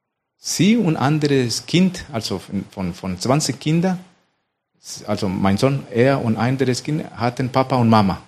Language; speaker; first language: German; non-native, fluent; Spanish